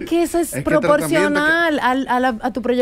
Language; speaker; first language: Spanish; native; Spanish